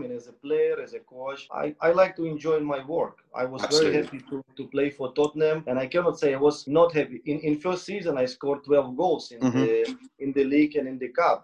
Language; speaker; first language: English; non-native, learner; Ukrainian